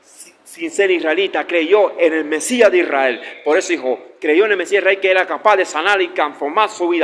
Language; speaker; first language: Spanish; native; Spanish